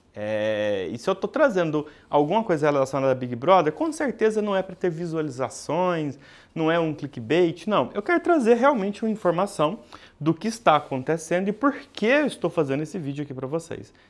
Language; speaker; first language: Portuguese; native; Portuguese